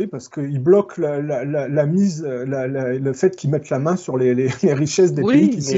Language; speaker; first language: French; native; French